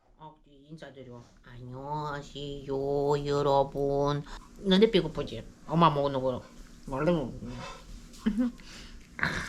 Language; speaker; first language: Korean; non-native, fluent; Russian